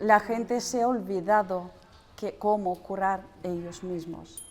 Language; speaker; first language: Spanish; non-native, learner; Russian